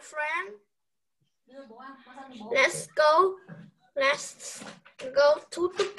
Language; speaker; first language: English; non-native, learner; Vietnamese